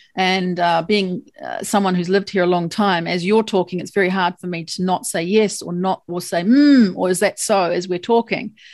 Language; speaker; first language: English; native; English